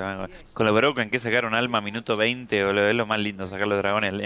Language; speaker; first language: Spanish; native; Spanish